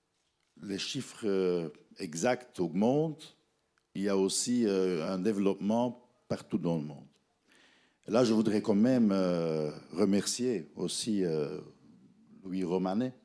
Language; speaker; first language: French; non-native, fluent; Dutch